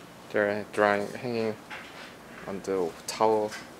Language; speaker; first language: English; non-native, fluent; Korean